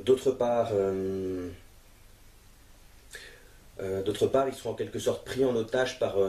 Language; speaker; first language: French; native; French